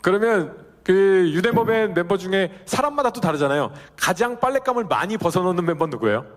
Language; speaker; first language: Korean; native; Korean